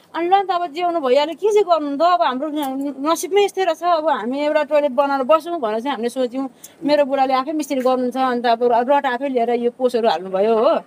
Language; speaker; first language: Nepali; native; Nepali